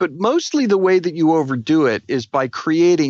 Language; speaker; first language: English; native; English